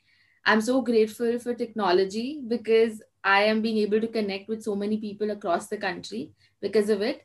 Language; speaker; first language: English; non-native, local second language; Hindi